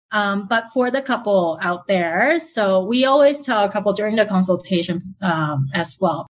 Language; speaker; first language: English; early bilingual, other home language; Chinese